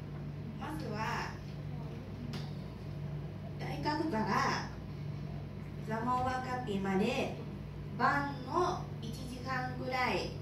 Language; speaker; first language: Japanese; non-native, learner; Thai